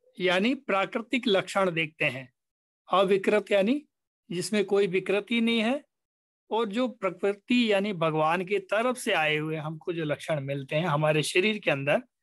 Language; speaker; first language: Hindi; native; Hindi